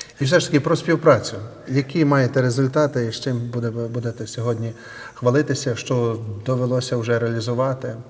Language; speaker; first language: Ukrainian; native; Ukrainian